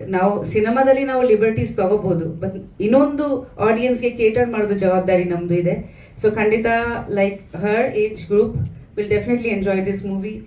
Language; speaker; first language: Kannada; non-native, fluent; Bangla